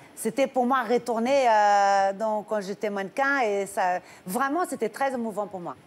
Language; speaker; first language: French; non-native, fluent; Portuguese